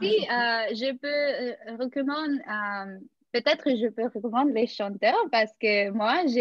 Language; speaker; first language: French; non-native, fluent; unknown